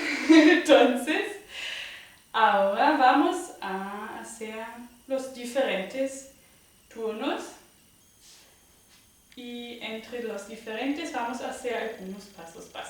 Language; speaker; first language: Spanish; non-native, fluent; German